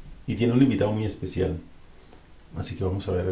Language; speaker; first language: Spanish; native; Spanish